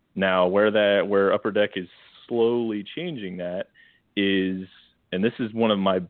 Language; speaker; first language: English; native; English